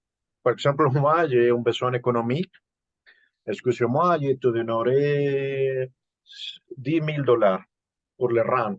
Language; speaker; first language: French; non-native, learner; Spanish